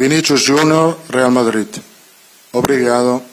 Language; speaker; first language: Portuguese; non-native, learner; Italian